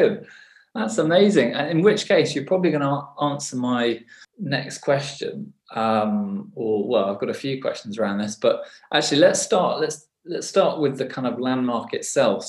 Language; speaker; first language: English; native; English